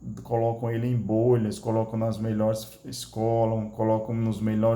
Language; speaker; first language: Portuguese; native; Portuguese